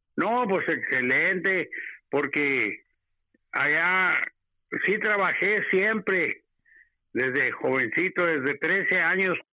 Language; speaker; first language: Spanish; native; Spanish